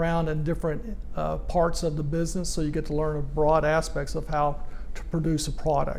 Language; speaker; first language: English; native; English